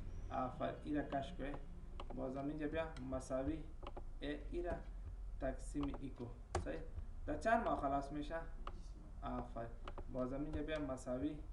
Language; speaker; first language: Persian; non-native, local second language; Pashto